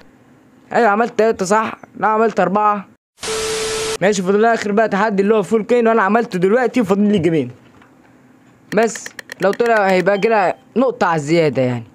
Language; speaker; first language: Arabic; native; Arabic